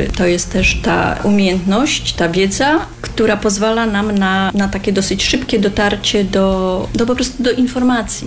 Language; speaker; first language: Polish; native; Polish